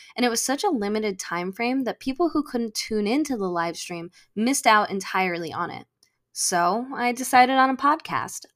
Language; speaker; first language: English; native; English